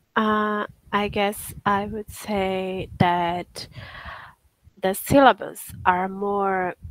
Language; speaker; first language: English; non-native, learner; Portuguese